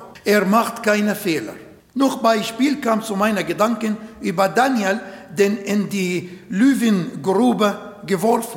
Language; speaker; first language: German; non-native, learner; Arabic